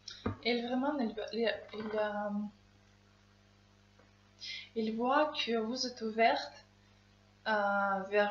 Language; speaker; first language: French; non-native, learner; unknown